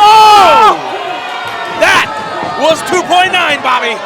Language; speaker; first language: English; native; English